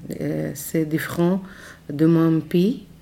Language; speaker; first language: French; non-native, learner; Arabic